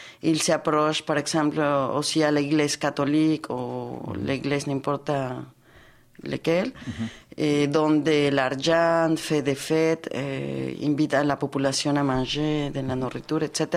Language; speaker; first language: French; non-native, fluent; Spanish